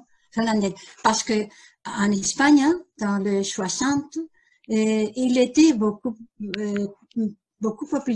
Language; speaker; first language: French; non-native, learner; Spanish